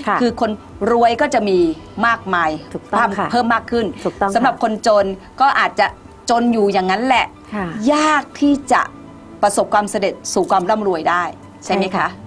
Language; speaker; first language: Thai; native; Thai